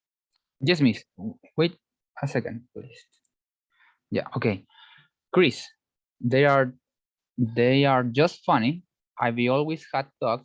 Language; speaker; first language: English; non-native, learner; Spanish